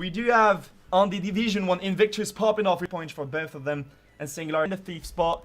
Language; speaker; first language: English; non-native, fluent; French